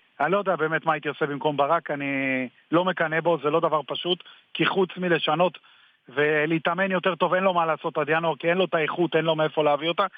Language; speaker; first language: Hebrew; native; Hebrew